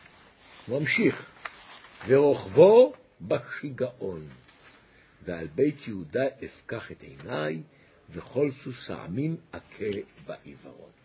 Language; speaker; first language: Hebrew; native; Hebrew